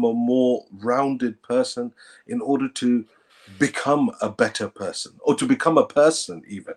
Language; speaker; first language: English; native; English